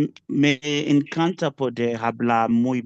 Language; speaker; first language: Spanish; non-native, learner; English